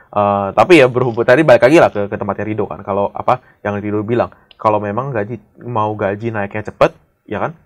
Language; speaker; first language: Indonesian; native; Indonesian